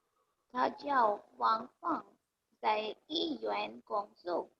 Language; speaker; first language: Chinese; non-native, learner; Urdu